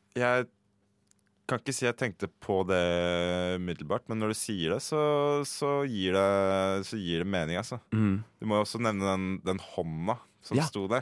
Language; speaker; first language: Norwegian; native; Norwegian